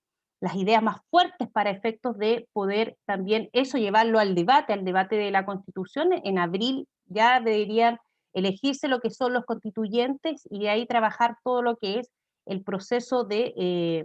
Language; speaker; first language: Spanish; native; Spanish